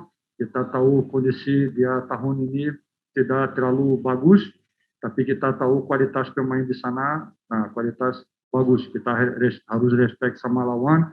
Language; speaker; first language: Indonesian; non-native, fluent; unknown